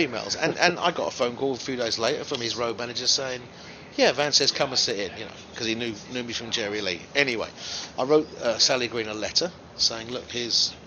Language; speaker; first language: English; native; English